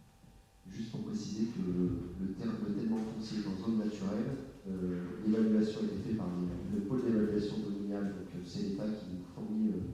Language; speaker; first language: French; native; French